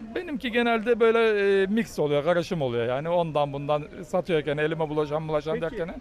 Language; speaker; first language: Turkish; native; Turkish